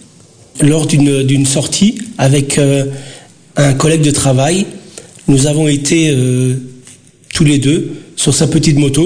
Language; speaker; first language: French; early bilingual, other home language; Portuguese